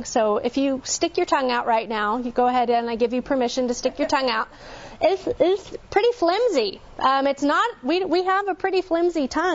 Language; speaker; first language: English; native; English